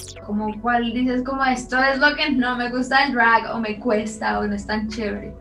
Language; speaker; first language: Spanish; native; Spanish